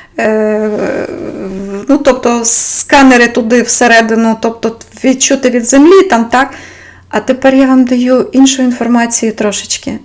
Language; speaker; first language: Ukrainian; non-native, local second language; Russian